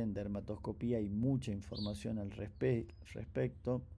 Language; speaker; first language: Spanish; native; Spanish